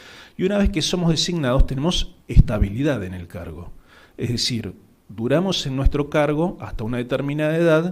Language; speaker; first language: Spanish; native; Spanish